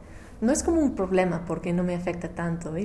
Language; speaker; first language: Spanish; non-native, fluent; English